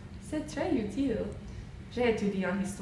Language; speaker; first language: French; non-native, learner; English